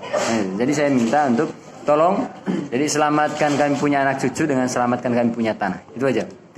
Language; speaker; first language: Indonesian; native; Indonesian